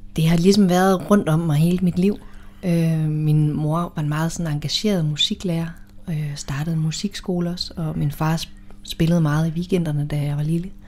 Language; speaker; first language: Danish; native; Danish